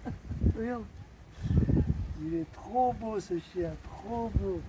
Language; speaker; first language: French; native; French